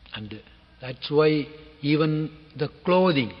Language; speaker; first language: English; non-native, local second language; Tamil